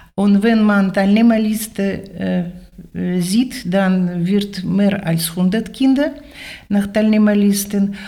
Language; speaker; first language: German; non-native, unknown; Russian